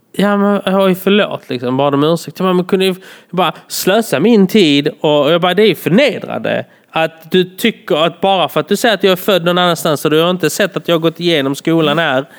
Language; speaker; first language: Swedish; early bilingual, other home language; Polish